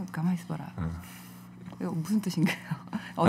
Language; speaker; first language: Korean; native; Korean